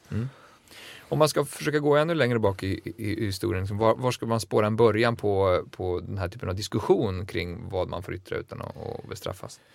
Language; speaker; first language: Swedish; native; Swedish